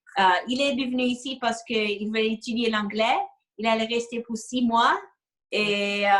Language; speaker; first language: French; non-native, fluent; English